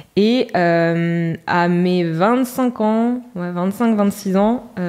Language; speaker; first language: French; native; French